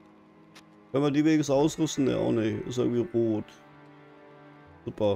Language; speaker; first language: German; native; German